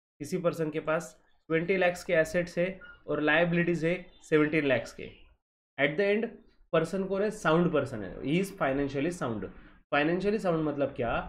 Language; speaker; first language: Hindi; non-native, local second language; Marathi